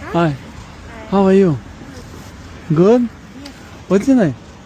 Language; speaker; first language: English; non-native, learner; Tajik